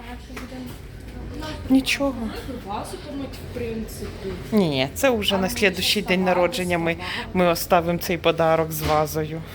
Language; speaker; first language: Ukrainian; native; Ukrainian